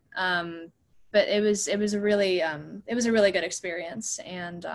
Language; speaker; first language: English; native; English